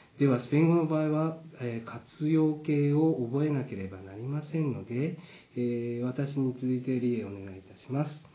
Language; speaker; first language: Japanese; native; Japanese